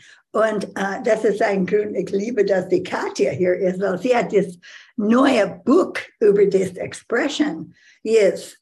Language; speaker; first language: German; non-native, learner; English